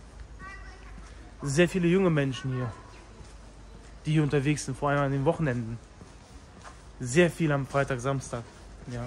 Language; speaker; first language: German; native; German